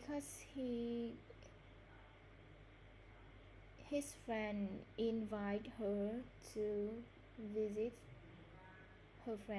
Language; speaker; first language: English; non-native, learner; Vietnamese